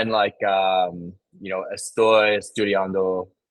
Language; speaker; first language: Spanish; non-native, learner; English